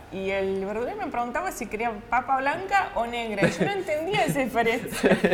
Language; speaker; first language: Spanish; early bilingual, other home language; Russian